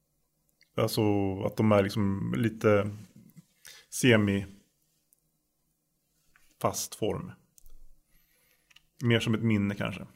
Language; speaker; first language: Swedish; native; Swedish